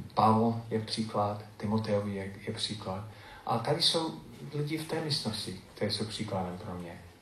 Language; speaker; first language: Czech; non-native, fluent; English